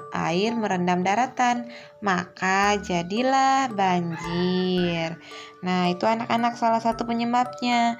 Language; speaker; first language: Indonesian; native; Indonesian